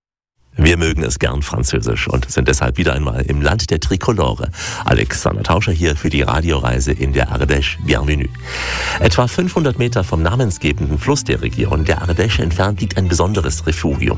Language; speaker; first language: German; native; German